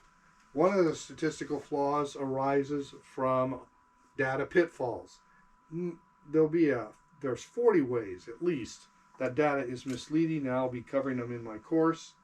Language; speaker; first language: English; native; English